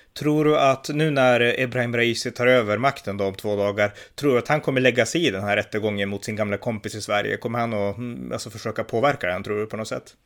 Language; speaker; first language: Swedish; native; Swedish